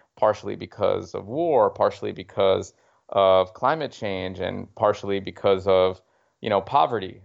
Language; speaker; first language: English; native; English